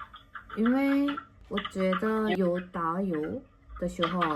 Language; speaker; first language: Chinese; non-native, learner; Korean